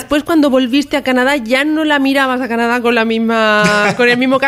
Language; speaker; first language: Spanish; native; Spanish